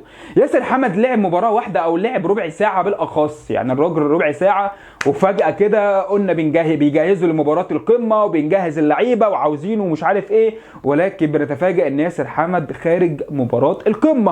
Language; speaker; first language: Arabic; native; Arabic